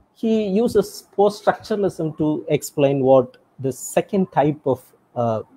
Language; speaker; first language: English; non-native, local second language; Tamil